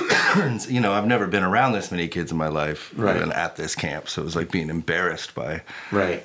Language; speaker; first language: English; native; English